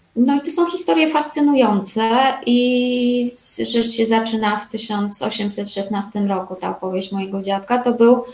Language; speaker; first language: Polish; native; Polish